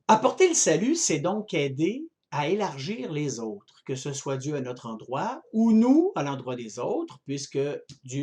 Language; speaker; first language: French; native; French